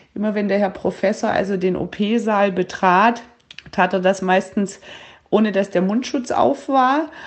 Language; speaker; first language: German; native; German